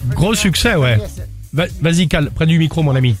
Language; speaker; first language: French; native; French